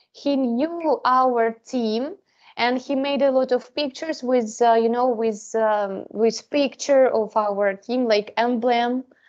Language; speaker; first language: English; non-native, fluent; Russian